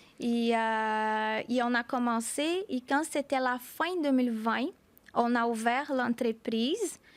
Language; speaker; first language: French; non-native, fluent; Portuguese